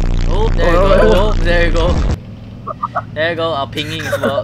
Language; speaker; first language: English; non-native, local second language; Korean